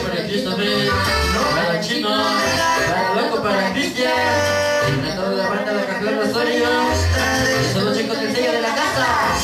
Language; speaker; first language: Spanish; native; Spanish